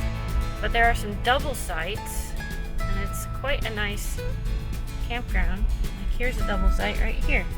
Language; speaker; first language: English; native; English